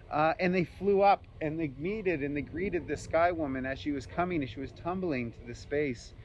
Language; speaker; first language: English; native; English